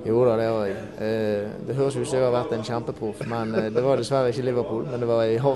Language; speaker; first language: Norwegian; native; Norwegian